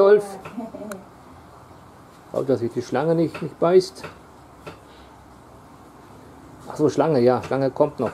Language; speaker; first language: German; native; German